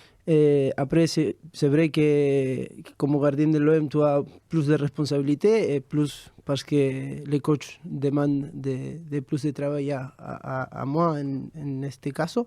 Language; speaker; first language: French; non-native, fluent; Spanish